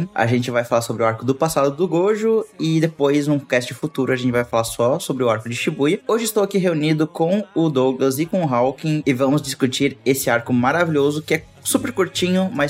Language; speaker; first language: Portuguese; native; Portuguese